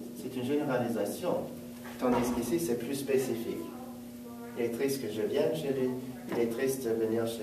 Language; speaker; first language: French; non-native, fluent; English